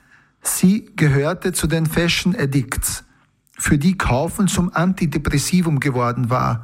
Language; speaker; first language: German; native; German